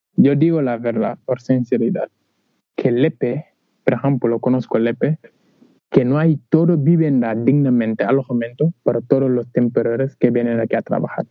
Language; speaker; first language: Spanish; non-native, learner; Wolof